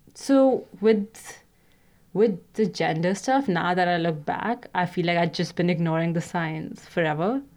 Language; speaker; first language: English; non-native, local second language; Hindi